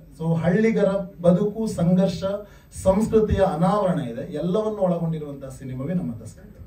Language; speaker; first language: Kannada; non-native, local second language; Tulu